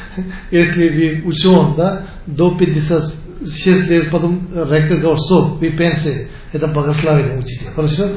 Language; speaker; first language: Russian; non-native, learner; Tibetan